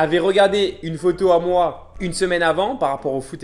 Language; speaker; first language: French; native; French